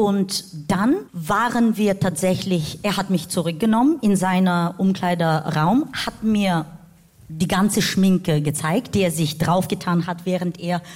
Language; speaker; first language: German; non-native, fluent; Bulgarian